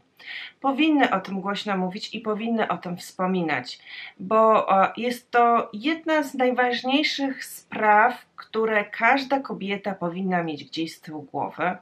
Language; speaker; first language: Polish; native; Polish